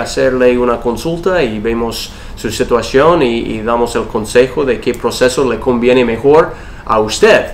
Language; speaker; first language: Spanish; non-native, fluent; English